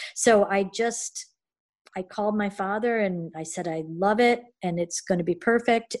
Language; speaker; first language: English; native; English